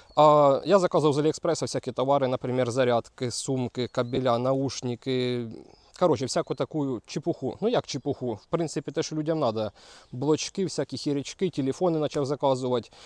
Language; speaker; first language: Ukrainian; non-native, local second language; Russian